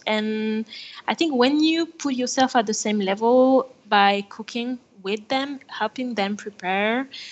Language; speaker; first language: English; non-native, fluent; French